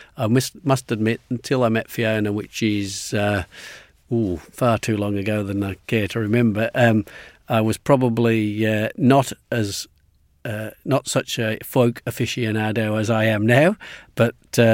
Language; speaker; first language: English; native; English